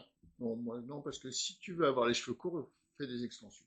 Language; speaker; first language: French; native; French